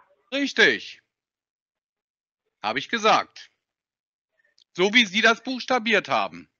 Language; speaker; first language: German; native; German